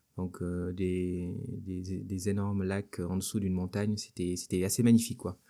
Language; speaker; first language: French; non-native, local second language; Wolof